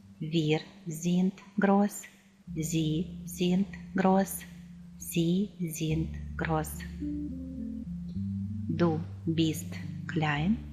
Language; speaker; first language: German; non-native, fluent; Ukrainian